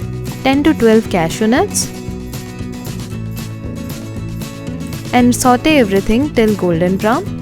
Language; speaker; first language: English; non-native, local second language; Odia